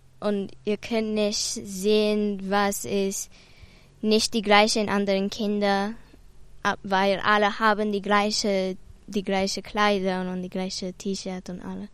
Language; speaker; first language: German; non-native, learner; English